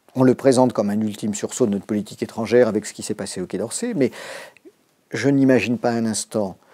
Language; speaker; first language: French; native; French